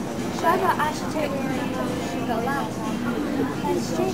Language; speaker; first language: French; non-native, learner; English